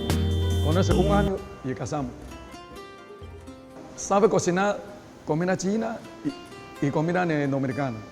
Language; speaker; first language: Spanish; non-native, learner; Chinese